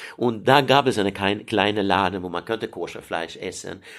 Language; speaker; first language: German; non-native, fluent; Swedish